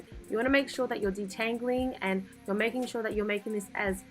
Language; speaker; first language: English; native; English